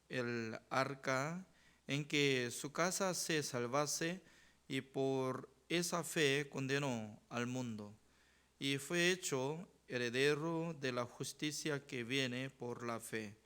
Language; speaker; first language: Spanish; non-native, learner; Korean